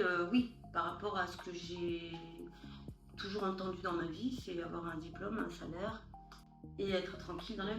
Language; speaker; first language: French; native; French